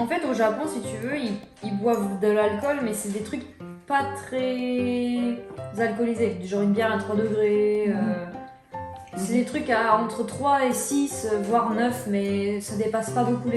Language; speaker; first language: French; native; French